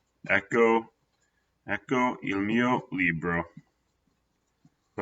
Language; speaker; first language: Italian; non-native, fluent; English